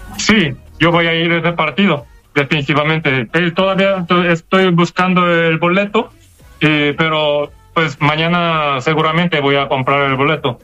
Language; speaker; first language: Spanish; non-native, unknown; Korean